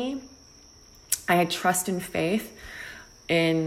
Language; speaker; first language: English; native; English